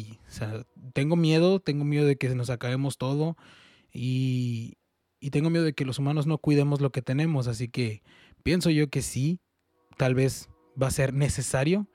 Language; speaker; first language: Spanish; early bilingual, heritage; Spanish